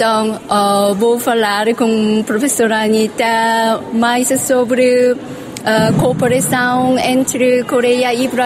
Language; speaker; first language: Portuguese; non-native, learner; Korean